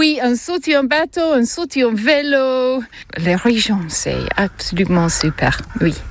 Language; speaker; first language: French; non-native, learner; English